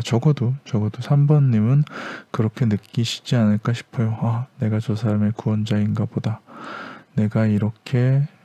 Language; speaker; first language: Korean; native; Korean